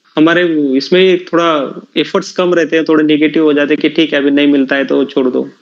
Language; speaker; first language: Hindi; non-native, local second language; Marathi